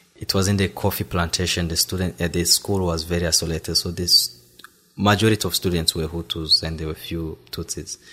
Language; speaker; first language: English; non-native, fluent; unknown